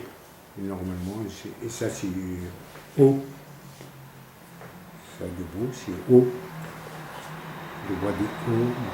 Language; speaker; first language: French; non-native, learner; Arabic